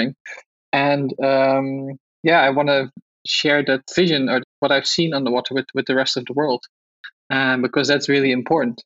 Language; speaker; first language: English; non-native, fluent; Dutch